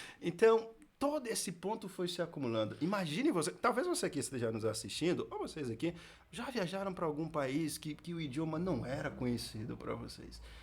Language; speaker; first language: Portuguese; non-native, fluent; Haitian Creole